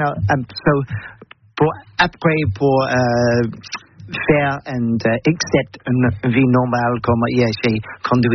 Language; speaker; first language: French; non-native, learner; English